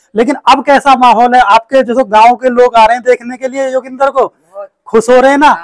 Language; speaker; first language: Hindi; native; Hindi